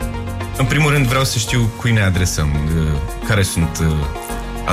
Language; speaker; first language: Romanian; native; Romanian